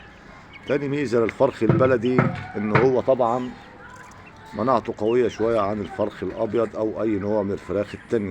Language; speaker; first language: Arabic; native; Arabic